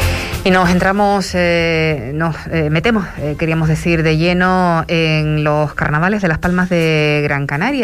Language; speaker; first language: Spanish; native; Spanish